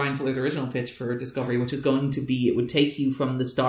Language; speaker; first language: English; native; English